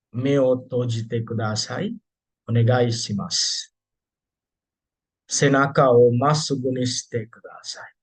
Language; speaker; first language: Japanese; non-native, fluent; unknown